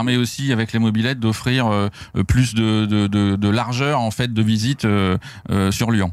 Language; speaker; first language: French; native; French